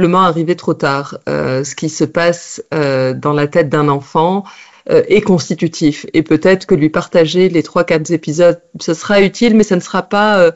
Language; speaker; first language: French; non-native, local second language; Arabic